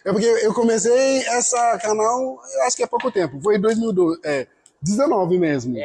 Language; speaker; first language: Portuguese; non-native, fluent; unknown